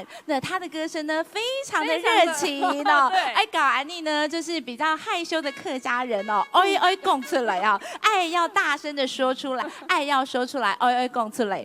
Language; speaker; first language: Chinese; native; Chinese